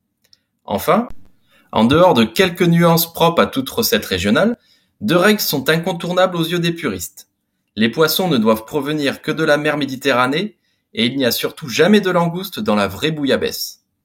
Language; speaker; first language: French; native; French